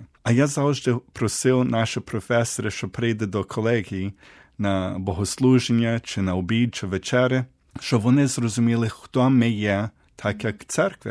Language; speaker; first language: Ukrainian; early bilingual, heritage; Ukrainian